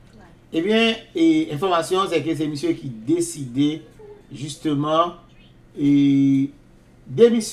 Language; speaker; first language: Haitian Creole; native; Haitian Creole